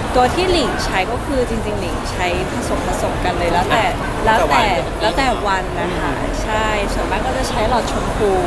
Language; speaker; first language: Thai; non-native, fluent; Cantonese